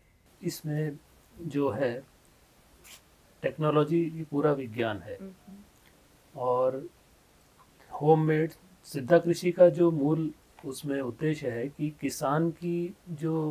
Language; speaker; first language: Hindi; native; Hindi